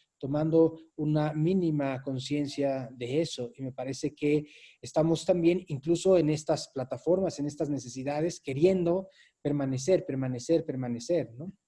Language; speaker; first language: Spanish; native; Spanish